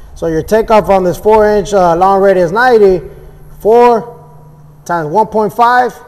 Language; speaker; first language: English; early bilingual, other home language; Spanish